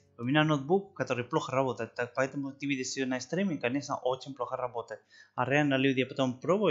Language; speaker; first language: Russian; non-native, learner; Spanish